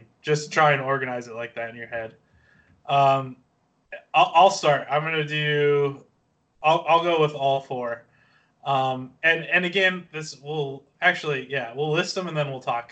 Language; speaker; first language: English; native; English